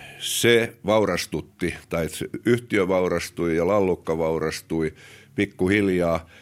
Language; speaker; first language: Finnish; native; Finnish